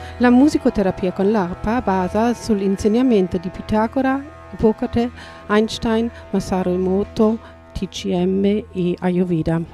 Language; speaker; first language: Italian; non-native, learner; German